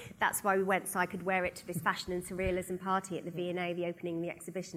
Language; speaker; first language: English; native; English